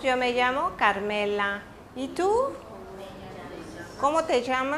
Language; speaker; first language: Spanish; native; Spanish